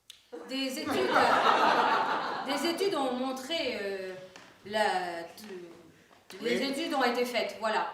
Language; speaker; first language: French; native; French